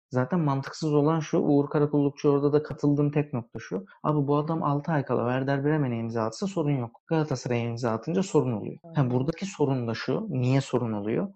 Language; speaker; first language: Turkish; early bilingual, heritage; Turkish